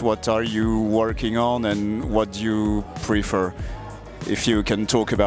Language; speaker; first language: English; non-native, fluent; French